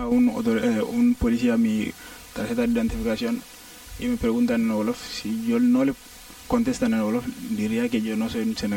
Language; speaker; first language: Spanish; non-native, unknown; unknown